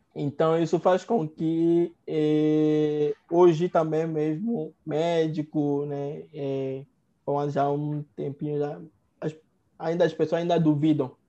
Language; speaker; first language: Portuguese; non-native, fluent; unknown